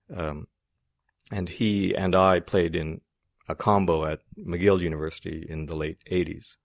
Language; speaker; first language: English; native; English